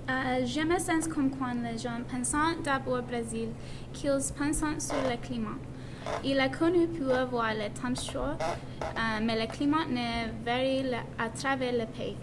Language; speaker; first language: French; non-native, learner; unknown